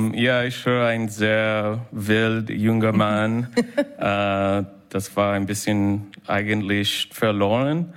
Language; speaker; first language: German; non-native, learner; English